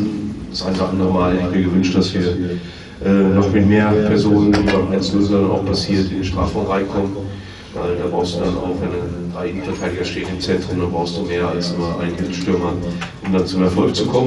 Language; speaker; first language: German; native; German